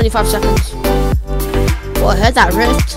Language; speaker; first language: English; native; English